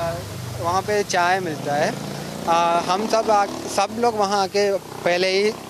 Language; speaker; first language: Hindi; non-native, local second language; Malayalam